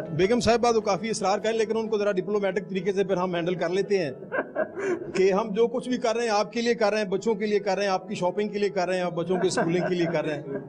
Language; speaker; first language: Urdu; non-native, local second language; Punjabi